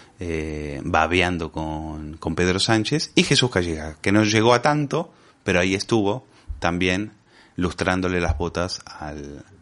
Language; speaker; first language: Spanish; native; Spanish